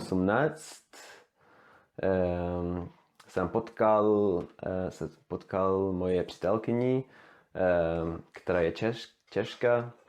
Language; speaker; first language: Czech; non-native, learner; Swedish